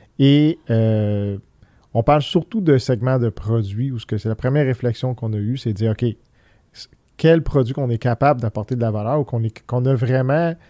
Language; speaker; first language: French; early bilingual, other home language; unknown